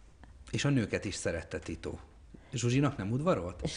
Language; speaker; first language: Hungarian; native; Hungarian